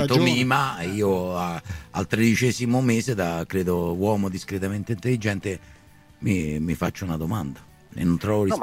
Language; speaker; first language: Italian; native; Italian